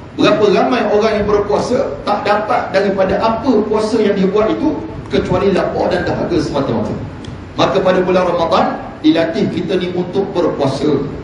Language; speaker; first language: Malay; native; Malay